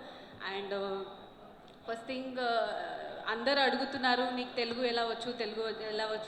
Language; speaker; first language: Telugu; non-native, local second language; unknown